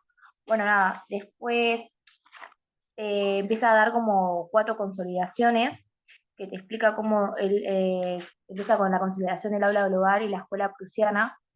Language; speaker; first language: Spanish; native; Spanish